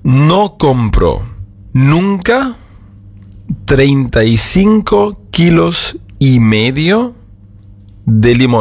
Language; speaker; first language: Spanish; non-native, fluent; German